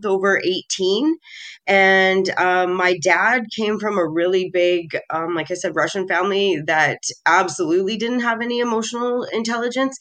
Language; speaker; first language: English; native; English